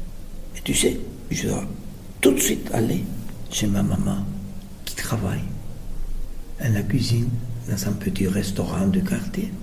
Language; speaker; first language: French; non-native, fluent; Spanish